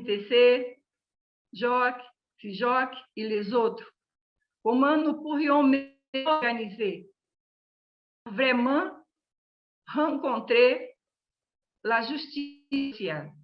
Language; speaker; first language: French; non-native, learner; Portuguese